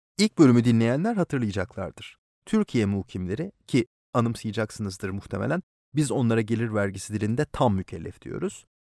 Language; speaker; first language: Turkish; native; Turkish